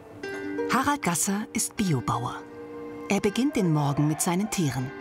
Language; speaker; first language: German; native; German